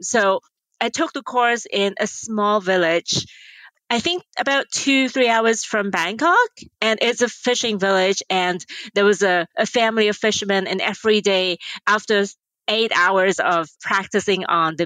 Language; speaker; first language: English; non-native, local second language; Cantonese